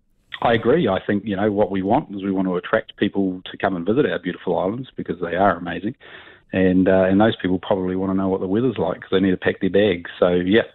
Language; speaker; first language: English; native; English